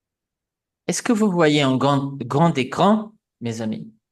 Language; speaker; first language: French; non-native, fluent; Portuguese